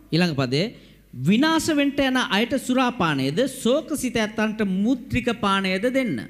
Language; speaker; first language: Sinhala; native; Sinhala